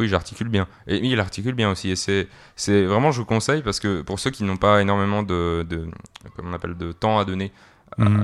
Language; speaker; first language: French; native; French